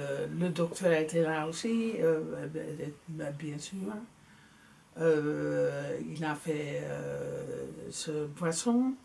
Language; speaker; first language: French; non-native, fluent; Dutch